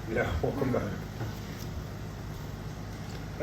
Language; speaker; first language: English; native; English